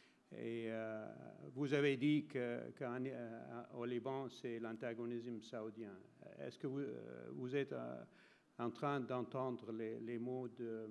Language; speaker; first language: French; non-native, fluent; Arabic